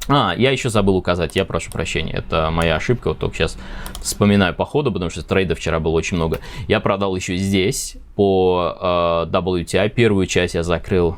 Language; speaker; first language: Russian; native; Russian